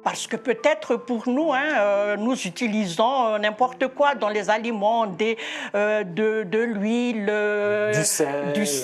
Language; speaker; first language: French; non-native, local second language; Malagasy